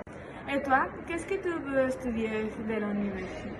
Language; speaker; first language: French; non-native, learner; Spanish